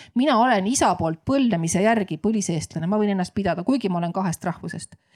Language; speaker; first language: Estonian; native; Estonian